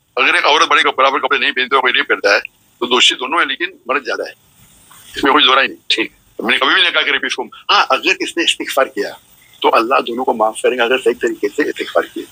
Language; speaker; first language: Urdu; non-native, local second language; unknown